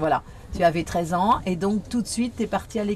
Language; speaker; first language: French; native; French